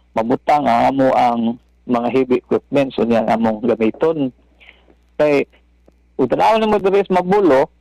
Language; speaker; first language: Cebuano; native; Cebuano